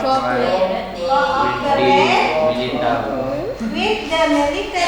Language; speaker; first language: English; non-native, learner; Indonesian